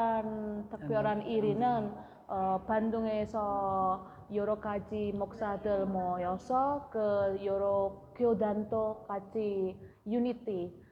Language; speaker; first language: Korean; non-native, learner; Indonesian